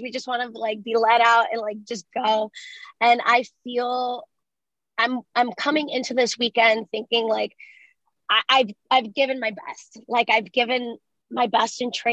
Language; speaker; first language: English; early bilingual, other home language; Spanish